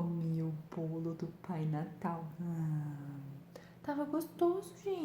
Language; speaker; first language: Portuguese; native; Portuguese